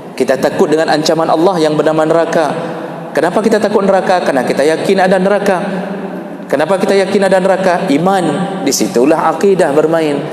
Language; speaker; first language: Malay; non-native, local second language; Achinese